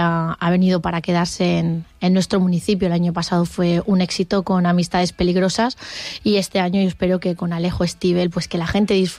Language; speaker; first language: Spanish; native; Spanish